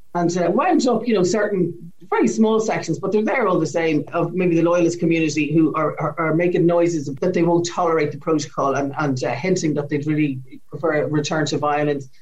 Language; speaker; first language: English; native; English